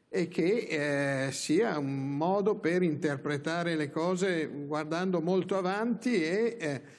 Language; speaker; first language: Italian; native; Italian